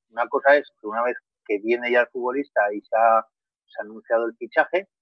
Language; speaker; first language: Spanish; native; Spanish